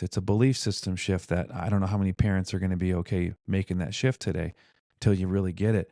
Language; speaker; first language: English; native; English